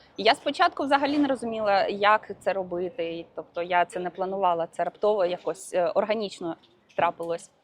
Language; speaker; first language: Ukrainian; non-native, local second language; Russian